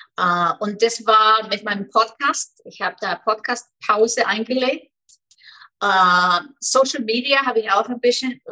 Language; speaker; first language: German; non-native, fluent; Icelandic